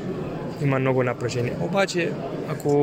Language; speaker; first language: Bulgarian; non-native, fluent; Romanian